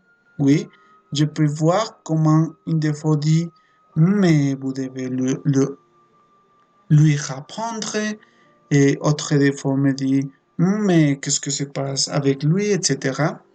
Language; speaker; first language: French; non-native, fluent; Spanish